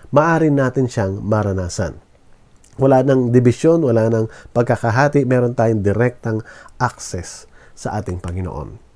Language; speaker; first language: Filipino; native; Filipino